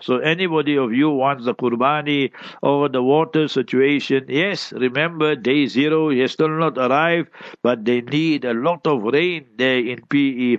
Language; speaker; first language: English; native; English